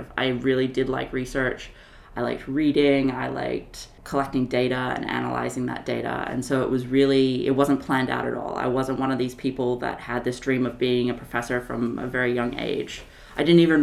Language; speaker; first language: English; native; English